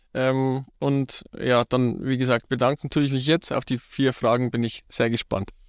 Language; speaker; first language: German; native; German